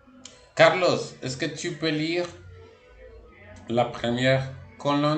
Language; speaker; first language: French; non-native, fluent; Spanish